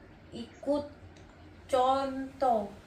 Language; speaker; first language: Indonesian; non-native, learner; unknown